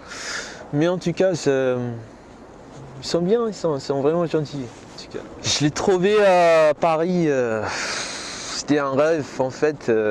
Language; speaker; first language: French; non-native, learner; English